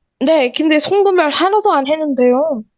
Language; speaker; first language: Korean; non-native, learner; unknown